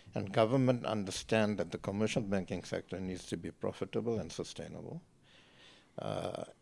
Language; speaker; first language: English; native; English